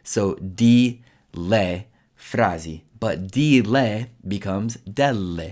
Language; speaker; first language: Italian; non-native, fluent; English